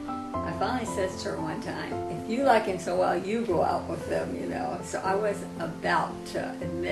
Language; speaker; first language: English; native; English